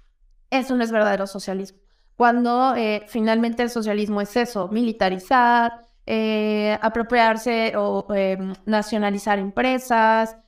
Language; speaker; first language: Spanish; native; Spanish